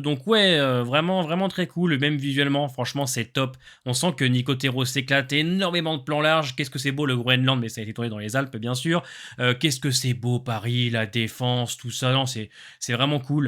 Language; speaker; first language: French; native; French